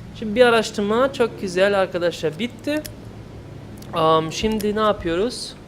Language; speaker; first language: Turkish; native; Turkish